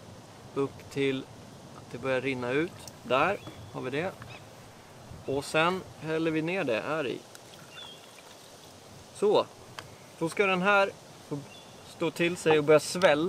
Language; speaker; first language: Swedish; native; Swedish